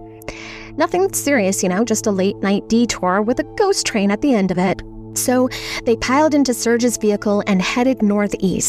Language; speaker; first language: English; native; English